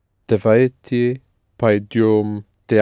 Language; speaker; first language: Russian; non-native, learner; English